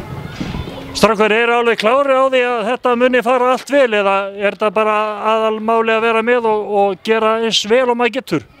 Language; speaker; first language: Icelandic; native; Icelandic